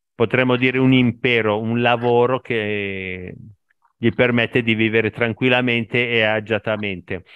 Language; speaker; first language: Italian; native; Italian